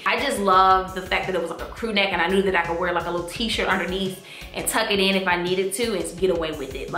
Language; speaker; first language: English; native; English